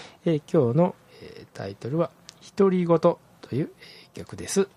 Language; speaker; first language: Japanese; native; Japanese